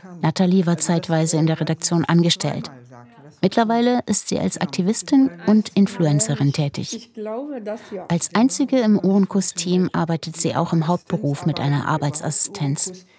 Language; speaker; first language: German; native; German